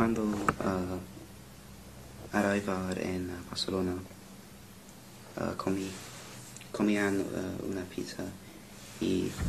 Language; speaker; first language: Spanish; non-native, learner; English